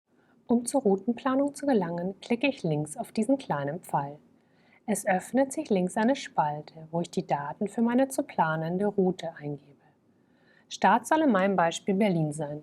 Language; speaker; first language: German; native; German